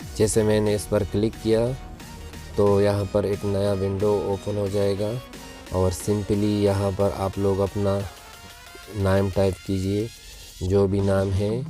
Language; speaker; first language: Urdu; non-native, local second language; Pashto